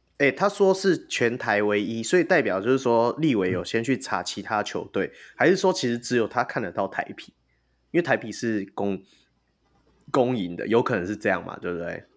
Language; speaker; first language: Chinese; native; Chinese